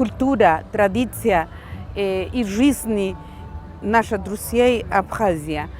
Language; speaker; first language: Russian; non-native, learner; Spanish